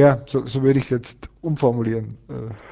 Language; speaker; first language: German; native; German